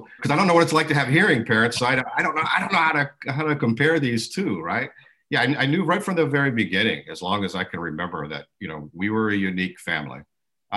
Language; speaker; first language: English; early bilingual, other home language; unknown